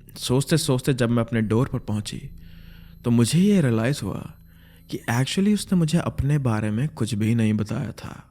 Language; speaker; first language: Hindi; native; Hindi